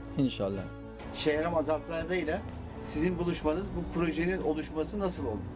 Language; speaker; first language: Turkish; non-native, fluent; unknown